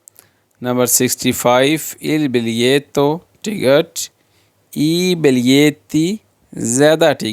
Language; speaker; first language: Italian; non-native, fluent; Urdu